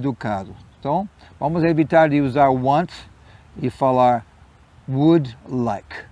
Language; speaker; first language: Portuguese; non-native, fluent; English